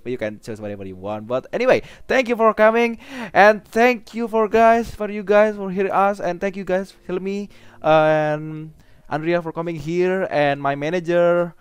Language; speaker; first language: English; non-native, learner; Indonesian